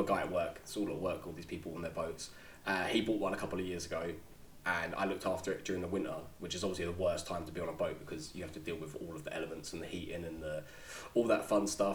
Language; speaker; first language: English; native; English